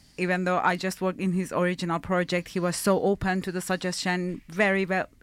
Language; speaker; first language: English; non-native, fluent; Persian